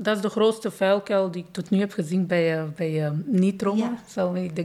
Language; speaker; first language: Dutch; non-native, fluent; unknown